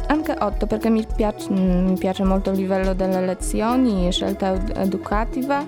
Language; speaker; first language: Italian; non-native, learner; Polish